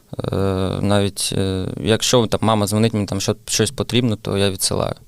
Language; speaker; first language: Ukrainian; non-native, local second language; Russian